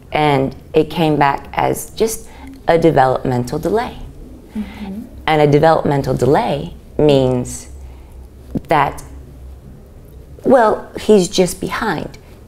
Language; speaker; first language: English; early bilingual, other home language; Spanish